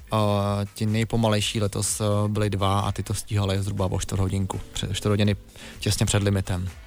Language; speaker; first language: Czech; native; Czech